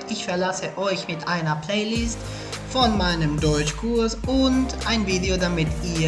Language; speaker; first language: German; non-native, fluent; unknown